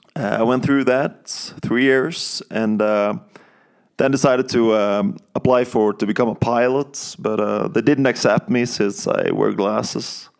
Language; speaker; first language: English; non-native, fluent; Norwegian